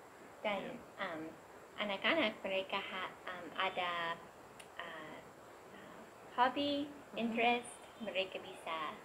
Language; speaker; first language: Indonesian; non-native, learner; English